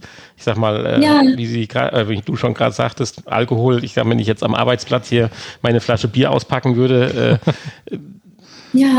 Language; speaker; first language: German; native; German